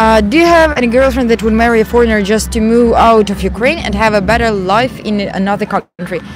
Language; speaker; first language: English; non-native, fluent; Ukrainian